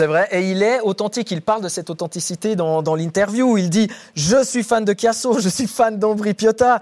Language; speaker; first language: French; native; French